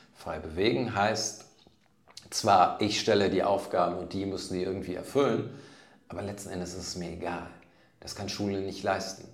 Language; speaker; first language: German; native; German